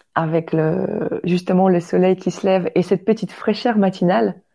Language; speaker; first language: French; non-native, fluent; Polish